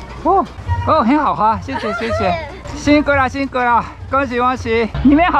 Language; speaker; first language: Chinese; non-native, fluent; Japanese